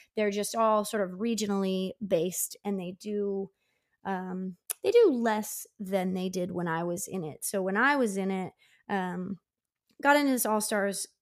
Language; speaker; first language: English; native; English